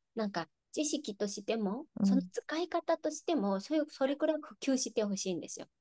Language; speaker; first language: Japanese; non-native, fluent; Chinese